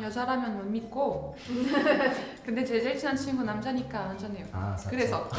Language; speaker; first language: Korean; non-native, fluent; French